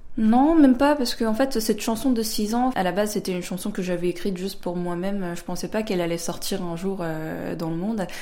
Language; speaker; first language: French; early bilingual, other home language; Korean